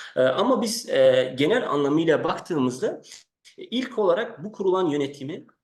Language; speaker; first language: Turkish; non-native, fluent; Persian